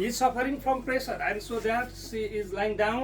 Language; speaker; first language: English; non-native, learner; Nepali